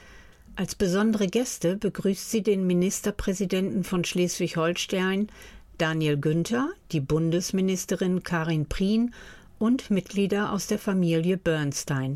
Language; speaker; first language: German; native; German